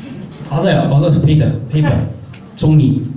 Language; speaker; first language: Korean; non-native, learner; German